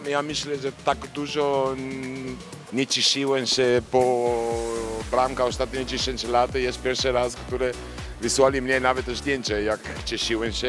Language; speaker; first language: Polish; non-native, fluent; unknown